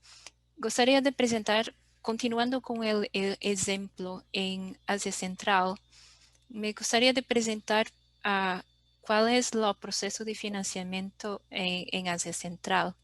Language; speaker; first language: Spanish; non-native, fluent; Portuguese